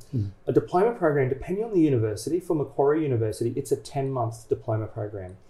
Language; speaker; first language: English; native; English